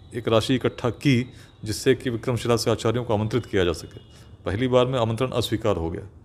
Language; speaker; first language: Hindi; native; Hindi